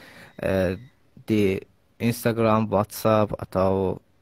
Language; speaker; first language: Indonesian; non-native, learner; Azerbaijani